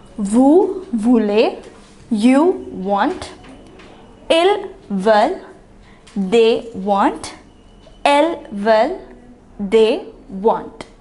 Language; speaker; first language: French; non-native, fluent; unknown